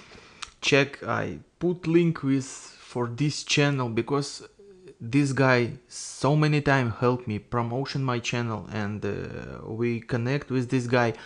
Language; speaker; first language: English; non-native, learner; Russian